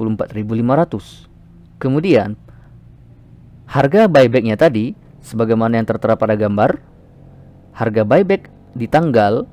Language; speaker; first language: Indonesian; native; Indonesian